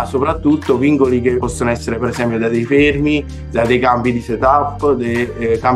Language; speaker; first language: Italian; native; Italian